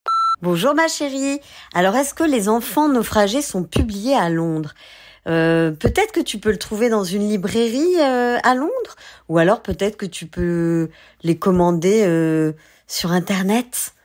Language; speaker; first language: French; native; French